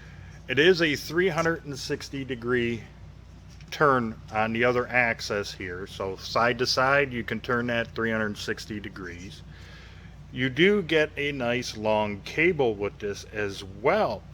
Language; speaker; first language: English; native; English